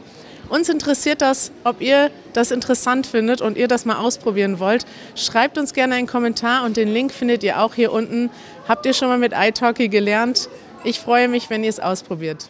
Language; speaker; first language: German; native; German